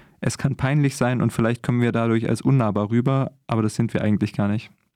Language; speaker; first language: German; native; German